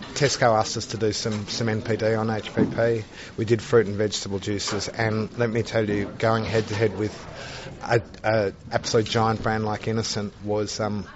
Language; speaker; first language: English; native; English